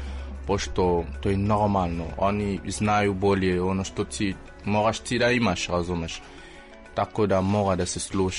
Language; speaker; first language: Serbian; non-native, fluent; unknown